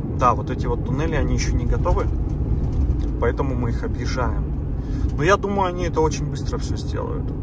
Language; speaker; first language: Russian; native; Russian